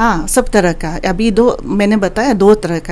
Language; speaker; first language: Hindi; non-native, local second language; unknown